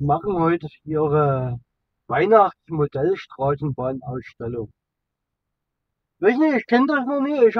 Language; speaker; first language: German; native; German